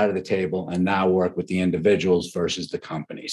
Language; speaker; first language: English; native; English